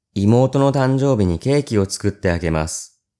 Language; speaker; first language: Japanese; native; Japanese